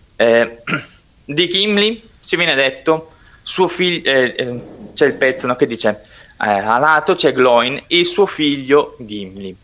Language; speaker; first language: Italian; non-native, local second language; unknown